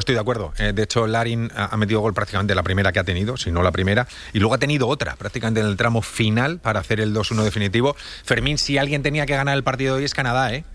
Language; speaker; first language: Spanish; native; Spanish